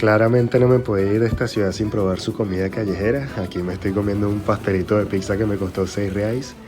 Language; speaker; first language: Spanish; native; Spanish